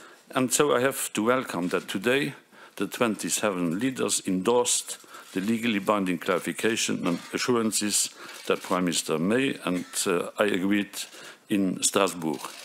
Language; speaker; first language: English; non-native, fluent; Luxembourgish